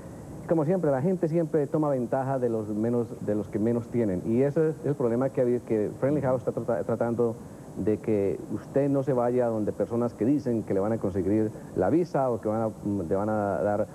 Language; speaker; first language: Spanish; native; Spanish